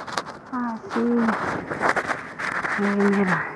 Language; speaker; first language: Spanish; non-native, learner; Filipino